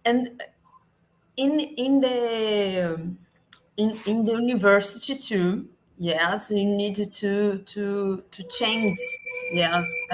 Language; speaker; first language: English; non-native, learner; Portuguese